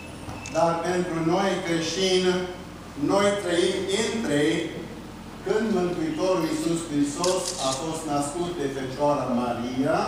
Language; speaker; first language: Romanian; early bilingual, heritage; Romanian